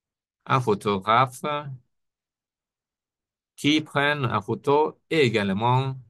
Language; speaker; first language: French; non-native, fluent; Vietnamese